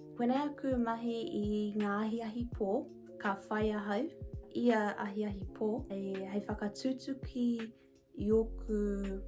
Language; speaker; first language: Māori; non-native, local second language; English